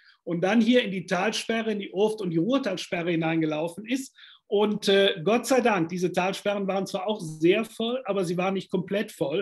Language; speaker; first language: German; native; German